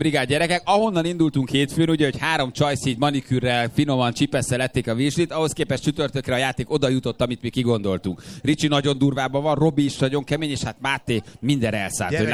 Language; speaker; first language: Hungarian; native; Hungarian